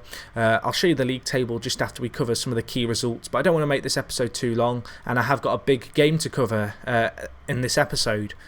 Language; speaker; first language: English; native; English